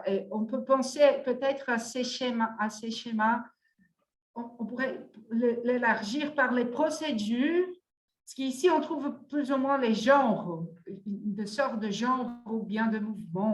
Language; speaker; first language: French; non-native, fluent; Portuguese